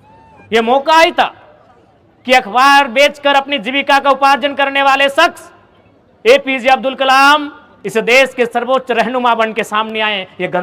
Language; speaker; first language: Hindi; non-native, local second language; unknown